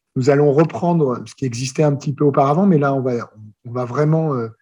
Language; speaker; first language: French; native; French